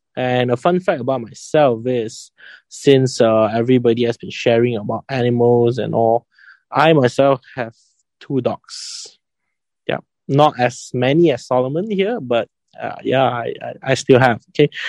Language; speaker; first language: English; non-native, local second language; Chinese